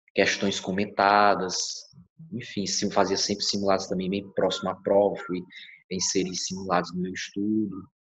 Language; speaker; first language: Portuguese; native; Portuguese